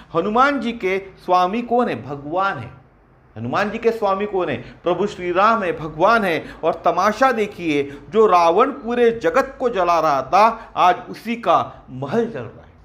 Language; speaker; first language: Hindi; non-native, local second language; Marathi